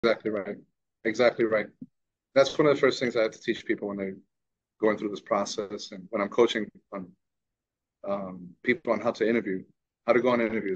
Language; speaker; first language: English; early bilingual, other home language; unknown